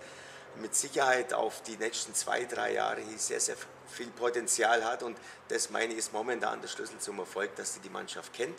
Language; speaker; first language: German; native; German